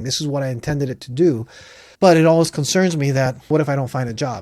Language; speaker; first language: English; native; English